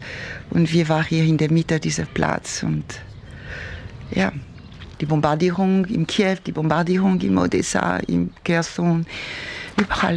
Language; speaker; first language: German; non-native, fluent; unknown